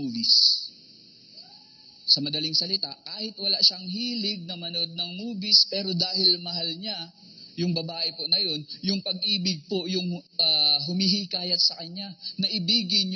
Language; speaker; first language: Filipino; native; Filipino